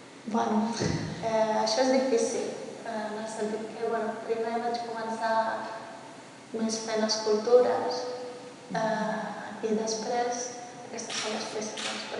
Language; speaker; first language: Catalan; early bilingual, heritage; Catalan